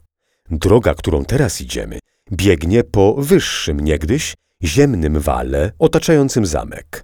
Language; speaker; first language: Polish; native; Polish